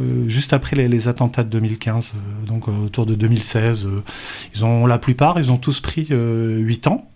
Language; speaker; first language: French; native; French